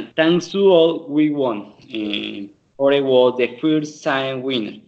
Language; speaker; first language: English; non-native, learner; Spanish